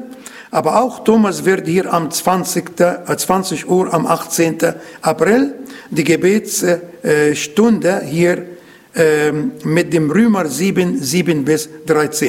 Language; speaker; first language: German; non-native, learner; Arabic